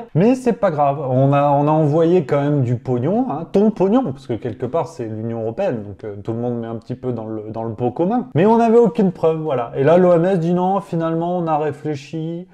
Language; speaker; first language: French; native; French